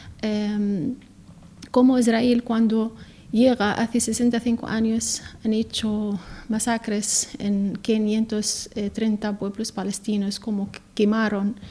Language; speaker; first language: Spanish; non-native, learner; Arabic